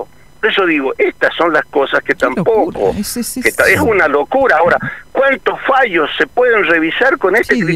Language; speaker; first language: Spanish; native; Spanish